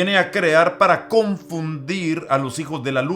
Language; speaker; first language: Spanish; native; Spanish